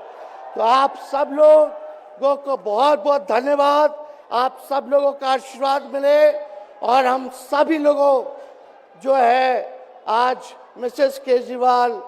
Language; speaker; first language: Hindi; native; Hindi